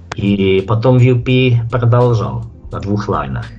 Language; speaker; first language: Russian; non-native, fluent; Czech